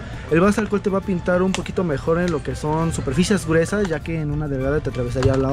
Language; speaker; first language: Spanish; native; Spanish